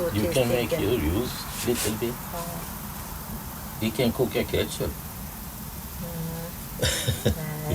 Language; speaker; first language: English; non-native, learner; Swedish